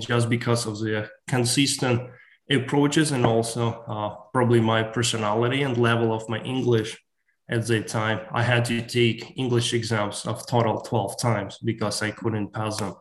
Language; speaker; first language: English; non-native, fluent; Ukrainian